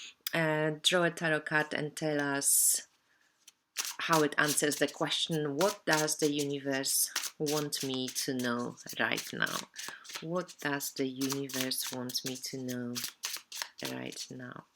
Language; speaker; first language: English; non-native, fluent; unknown